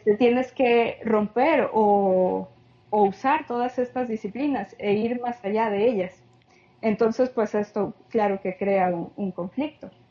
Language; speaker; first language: Spanish; native; Spanish